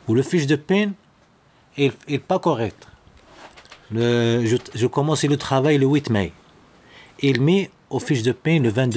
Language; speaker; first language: French; non-native, learner; Arabic